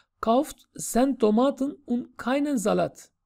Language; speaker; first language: German; non-native, fluent; Turkish